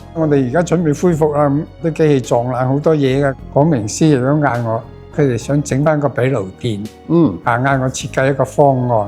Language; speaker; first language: Cantonese; native; Cantonese